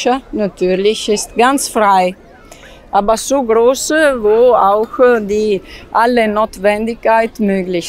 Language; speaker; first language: German; non-native, learner; Italian